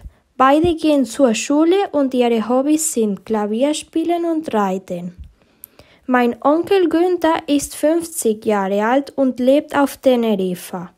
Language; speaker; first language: German; early bilingual, heritage; German